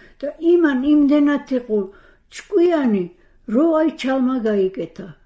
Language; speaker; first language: Georgian; non-native, fluent; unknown